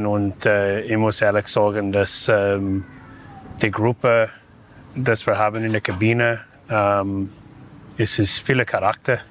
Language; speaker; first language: German; non-native, fluent; English